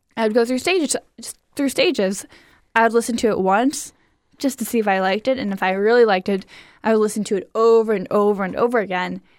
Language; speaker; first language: English; native; English